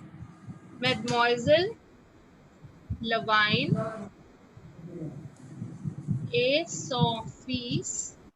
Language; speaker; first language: French; non-native, fluent; Hindi